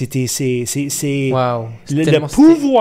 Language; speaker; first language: French; non-native, fluent; English